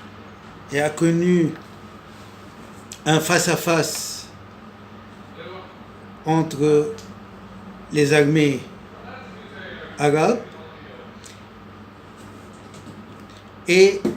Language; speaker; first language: French; non-native, local second language; Arabic